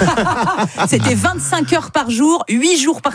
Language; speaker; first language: French; native; French